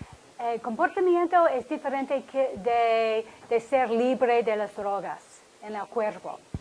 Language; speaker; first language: Spanish; non-native, learner; English